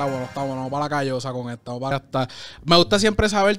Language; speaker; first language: Spanish; native; Spanish